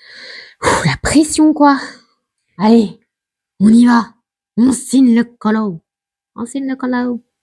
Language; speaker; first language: French; native; French